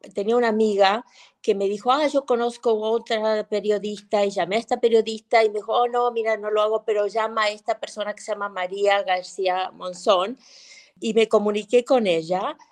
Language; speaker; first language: Spanish; native; Spanish